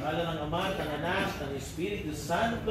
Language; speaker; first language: Filipino; native; Filipino